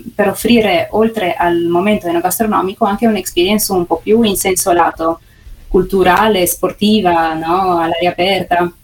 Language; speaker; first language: Italian; native; Italian